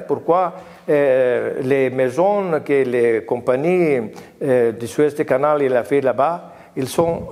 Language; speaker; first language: French; non-native, learner; Greek